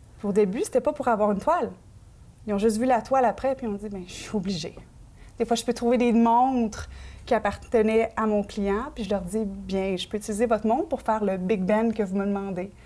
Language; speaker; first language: French; native; French